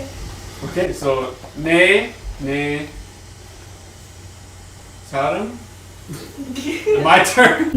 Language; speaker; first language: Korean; non-native, learner; English